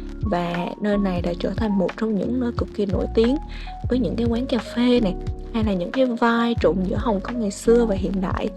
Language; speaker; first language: Vietnamese; native; Vietnamese